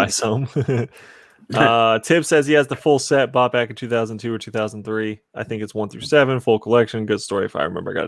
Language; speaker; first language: English; native; English